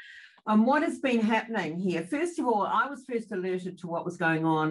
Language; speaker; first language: English; native; English